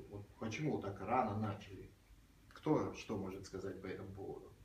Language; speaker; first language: Russian; native; Russian